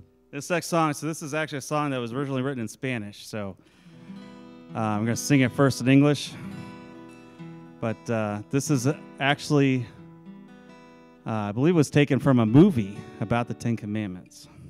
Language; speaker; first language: English; native; English